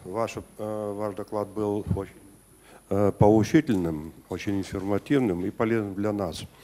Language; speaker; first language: Russian; non-native, local second language; Georgian